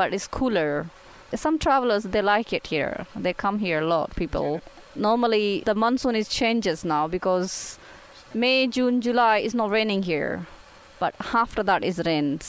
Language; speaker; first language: English; non-native, local second language; Kannada